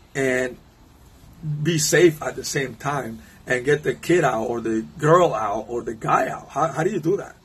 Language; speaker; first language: English; non-native, fluent; Spanish